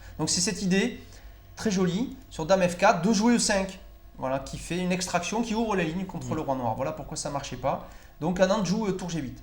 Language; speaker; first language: French; native; French